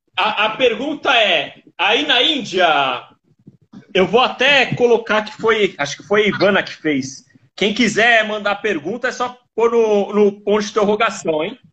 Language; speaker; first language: Portuguese; native; Portuguese